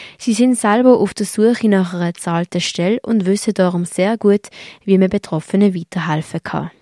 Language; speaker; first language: German; native; German